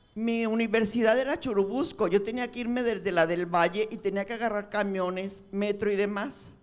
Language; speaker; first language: Spanish; native; Spanish